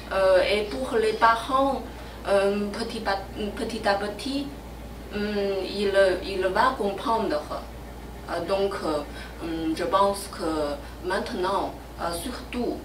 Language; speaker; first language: French; non-native, learner; Chinese